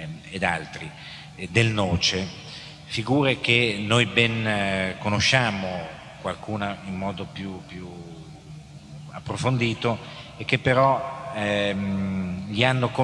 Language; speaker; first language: Italian; native; Italian